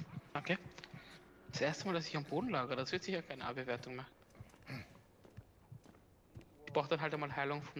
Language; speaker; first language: German; native; German